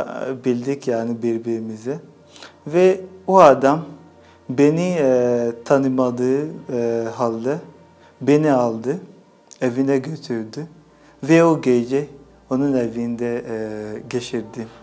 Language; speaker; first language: Turkish; non-native, fluent; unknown